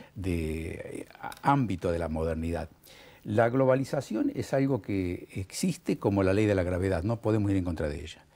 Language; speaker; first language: Spanish; native; Spanish